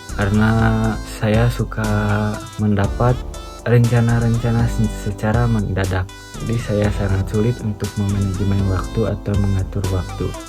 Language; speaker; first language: Indonesian; non-native, local second language; Sundanese